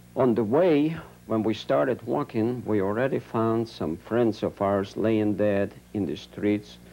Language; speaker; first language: English; non-native, fluent; Yiddish